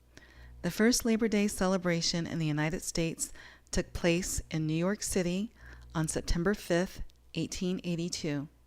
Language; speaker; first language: English; native; English